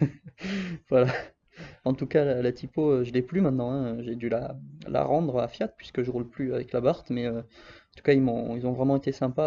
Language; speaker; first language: French; native; French